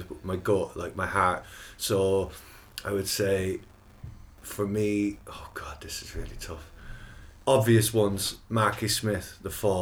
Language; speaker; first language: English; native; English